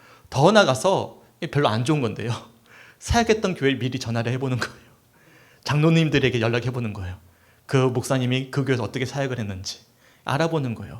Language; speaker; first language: Korean; native; Korean